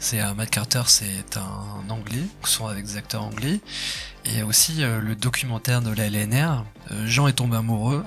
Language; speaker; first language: French; native; French